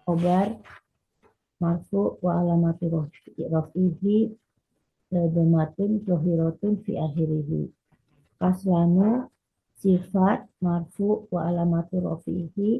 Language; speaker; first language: Arabic; non-native, learner; Indonesian